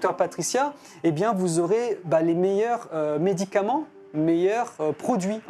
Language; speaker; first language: French; native; French